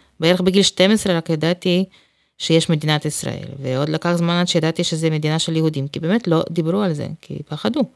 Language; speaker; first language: Hebrew; non-native, fluent; Russian